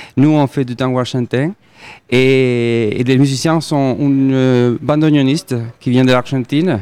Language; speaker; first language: French; non-native, fluent; Spanish